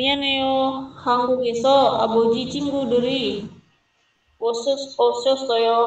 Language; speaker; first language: Korean; non-native, learner; Indonesian